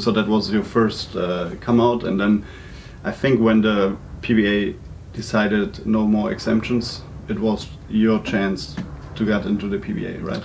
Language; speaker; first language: English; non-native, fluent; German